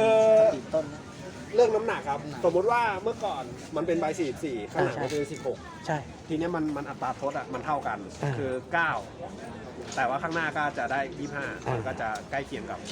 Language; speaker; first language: Thai; native; Thai